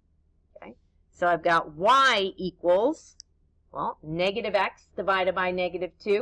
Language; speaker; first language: English; native; English